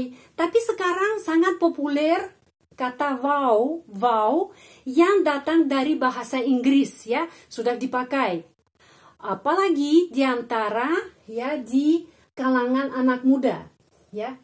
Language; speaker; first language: Indonesian; non-native, fluent; Russian